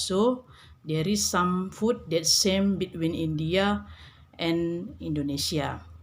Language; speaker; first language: English; non-native, learner; Indonesian